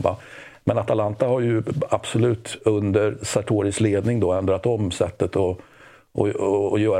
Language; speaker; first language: Swedish; native; Swedish